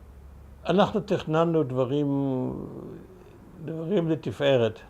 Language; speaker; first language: Hebrew; early bilingual, other home language; German